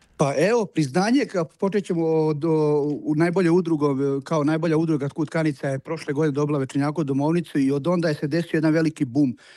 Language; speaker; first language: Croatian; native; Croatian